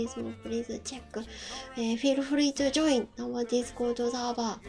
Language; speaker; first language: English; non-native, learner; Japanese